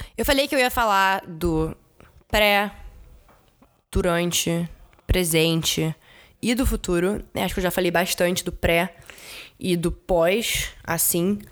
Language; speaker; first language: Portuguese; early bilingual, heritage; Portuguese